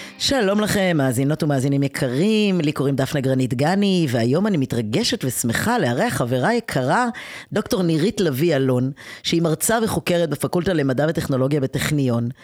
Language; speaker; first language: Hebrew; native; Hebrew